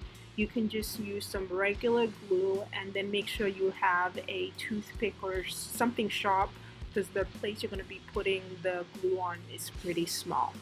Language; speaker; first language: English; native; English